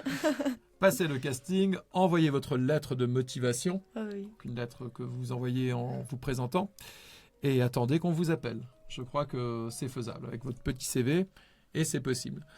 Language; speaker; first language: French; native; French